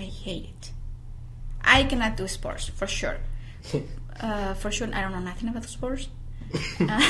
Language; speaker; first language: English; non-native, fluent; Spanish